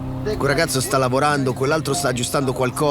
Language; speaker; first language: Italian; native; Italian